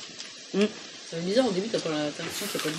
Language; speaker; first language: French; native; French